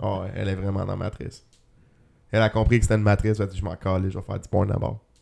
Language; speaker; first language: French; native; French